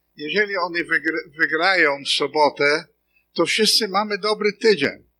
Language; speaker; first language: Polish; non-native, fluent; English